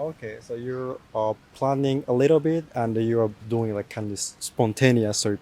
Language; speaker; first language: English; non-native, learner; Japanese